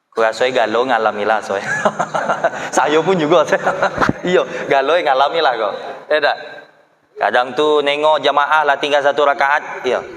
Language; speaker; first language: Malay; native; Malay